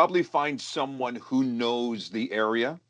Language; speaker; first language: English; native; English